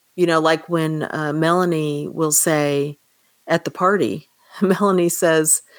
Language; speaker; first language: English; native; English